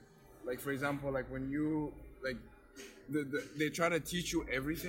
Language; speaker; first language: English; non-native, fluent; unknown